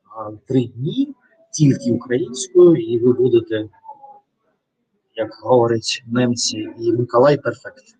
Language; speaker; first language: Ukrainian; non-native, learner; Russian